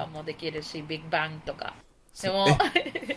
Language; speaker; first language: Japanese; non-native, learner; Spanish